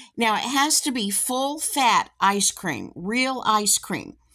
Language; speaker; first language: English; native; English